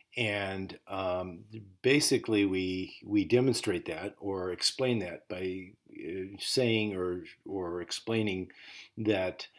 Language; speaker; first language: English; native; English